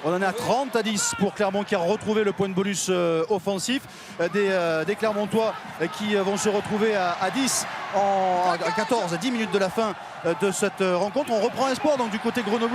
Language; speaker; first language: French; native; French